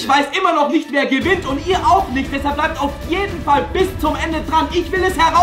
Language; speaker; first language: German; native; German